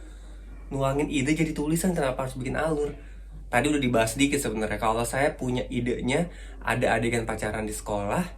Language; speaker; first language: Indonesian; native; Indonesian